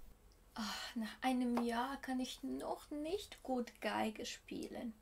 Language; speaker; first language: German; non-native, fluent; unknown